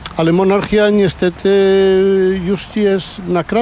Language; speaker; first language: Polish; non-native, learner; Spanish